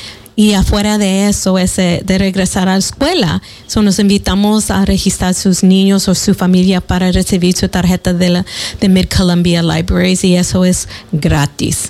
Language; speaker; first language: Spanish; early bilingual, other home language; English